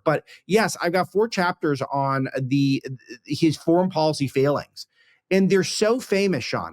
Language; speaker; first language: English; native; English